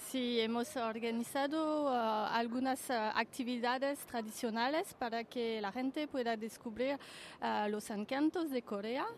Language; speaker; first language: Spanish; non-native, fluent; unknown